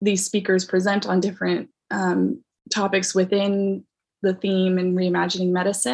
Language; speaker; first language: English; native; English